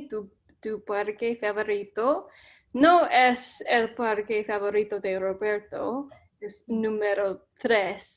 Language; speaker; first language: Spanish; non-native, learner; English